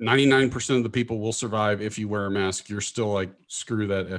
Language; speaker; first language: English; native; English